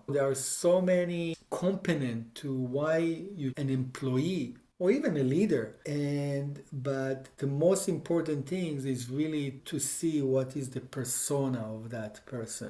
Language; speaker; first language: English; non-native, fluent; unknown